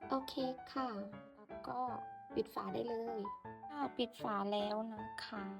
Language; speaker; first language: Thai; non-native, local second language; Northeastern Thai